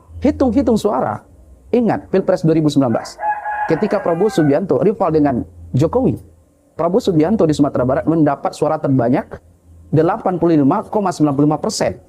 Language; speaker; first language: Indonesian; non-native, local second language; Minangkabau